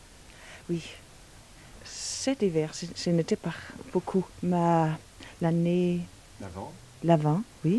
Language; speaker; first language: French; non-native, fluent; Danish